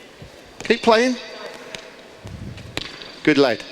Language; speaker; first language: English; native; English